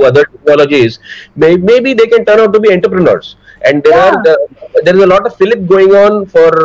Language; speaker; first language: English; non-native, local second language; Marathi